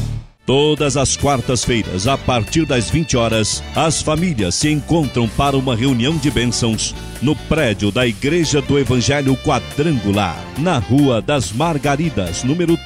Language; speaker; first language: Portuguese; native; Portuguese